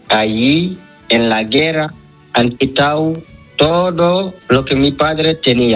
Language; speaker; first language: Spanish; non-native, learner; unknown